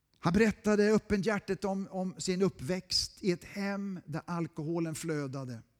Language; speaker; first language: Swedish; native; Swedish